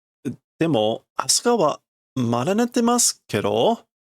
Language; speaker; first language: Japanese; non-native, learner; English